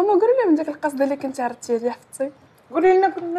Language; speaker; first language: Arabic; native; Arabic